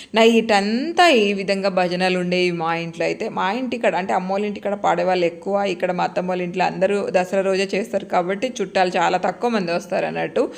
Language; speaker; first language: Telugu; non-native, local second language; Lambadi